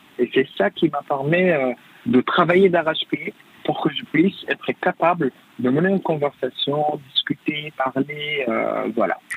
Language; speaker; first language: French; non-native, fluent; Arabic